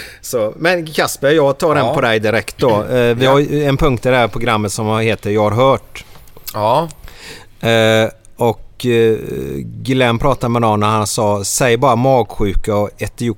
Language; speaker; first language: Swedish; native; Swedish